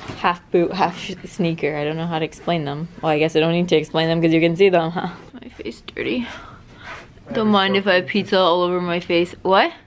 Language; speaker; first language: English; native; English